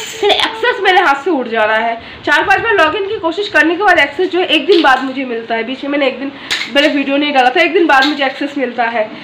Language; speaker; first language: Hindi; non-native, local second language; Bangla